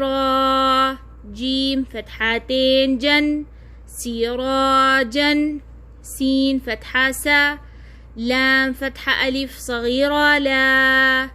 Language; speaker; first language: Arabic; non-native, fluent; Oromo